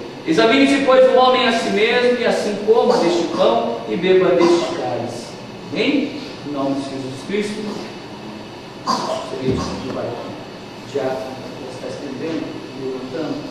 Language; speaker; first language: Portuguese; native; Portuguese